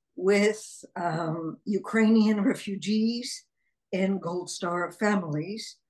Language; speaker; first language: English; early bilingual, other home language; Hebrew